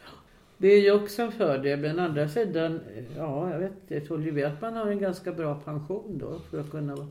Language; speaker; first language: Swedish; native; Swedish